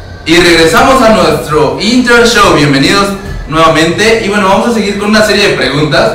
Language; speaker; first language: Spanish; native; Spanish